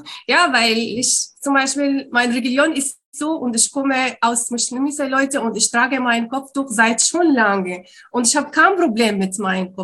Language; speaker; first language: German; non-native, learner; Arabic